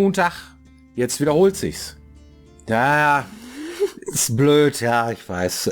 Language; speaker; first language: German; native; German